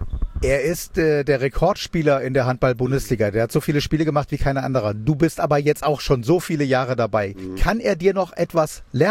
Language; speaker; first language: German; native; German